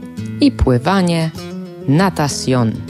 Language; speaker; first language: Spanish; non-native, fluent; Polish